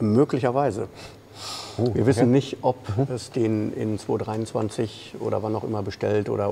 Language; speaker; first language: German; native; German